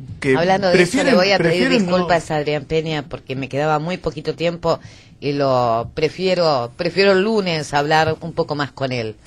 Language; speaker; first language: Spanish; native; Spanish